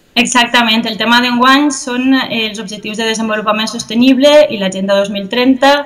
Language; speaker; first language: Catalan; native; Catalan